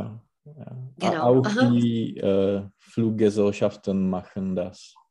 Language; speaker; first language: German; non-native, learner; Czech